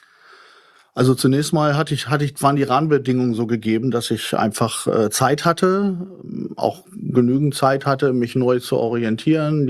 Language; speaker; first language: German; native; German